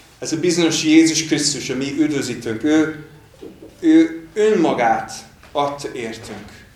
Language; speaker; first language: Hungarian; non-native, fluent; English